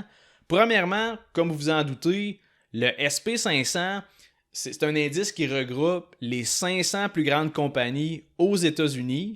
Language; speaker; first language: French; native; French